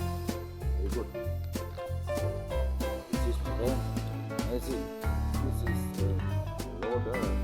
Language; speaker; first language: English; non-native, learner; Indonesian